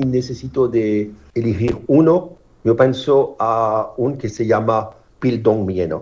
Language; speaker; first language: Spanish; non-native, fluent; French